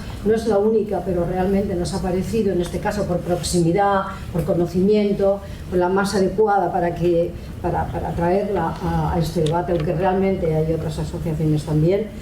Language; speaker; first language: Spanish; native; Spanish